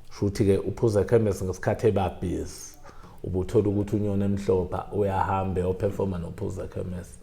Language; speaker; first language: Zulu; native; Zulu